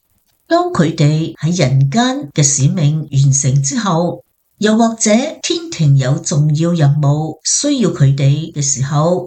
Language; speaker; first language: Chinese; native; Chinese